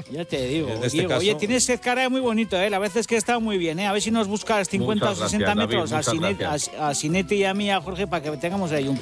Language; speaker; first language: Spanish; native; Spanish